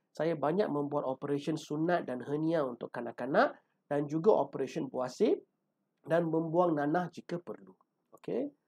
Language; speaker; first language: Malay; native; Malay